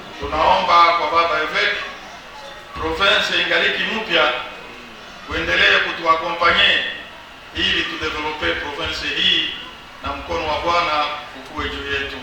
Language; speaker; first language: Swahili; native; Swahili